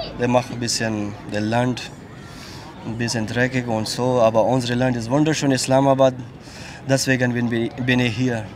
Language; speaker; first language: German; non-native, learner; Pashto